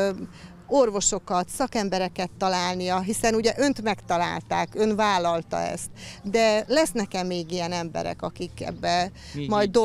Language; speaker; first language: Hungarian; native; Hungarian